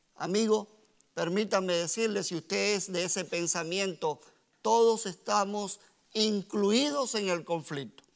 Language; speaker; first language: Spanish; native; Spanish